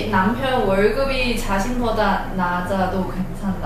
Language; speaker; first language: Korean; non-native, learner; Cantonese